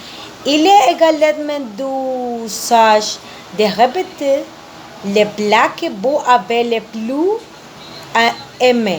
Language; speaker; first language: French; non-native, learner; Spanish